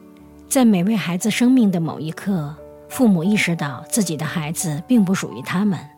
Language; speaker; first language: Chinese; native; Chinese